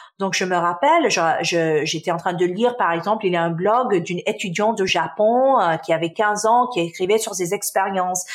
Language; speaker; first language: French; non-native, local second language; Arabic